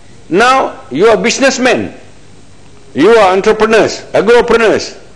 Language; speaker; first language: English; non-native, local second language; Malay